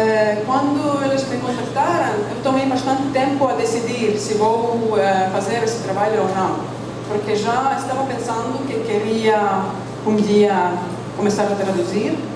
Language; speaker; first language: Portuguese; non-native, fluent; Estonian